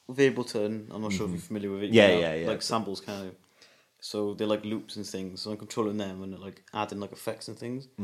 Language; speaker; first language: English; native; English